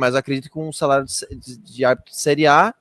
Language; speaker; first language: Portuguese; native; Portuguese